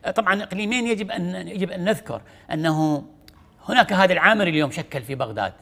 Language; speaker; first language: Arabic; native; Arabic